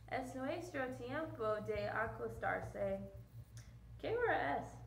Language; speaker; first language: Spanish; non-native, learner; English